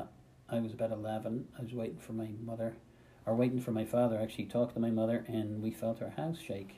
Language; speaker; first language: English; native; English